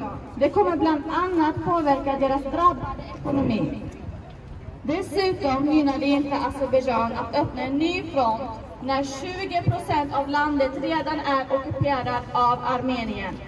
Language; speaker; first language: Swedish; non-native, fluent; Azerbaijani